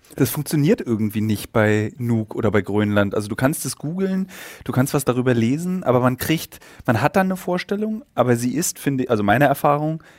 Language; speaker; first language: German; native; German